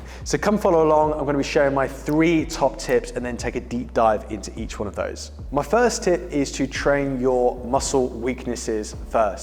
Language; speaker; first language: English; native; English